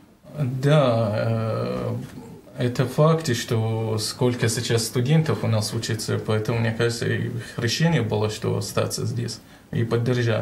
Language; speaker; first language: Russian; non-native, learner; Arabic